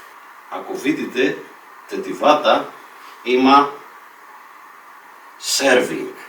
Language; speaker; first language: Bulgarian; non-native, fluent; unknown